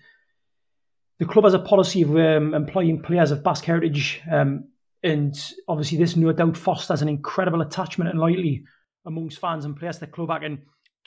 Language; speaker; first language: English; native; English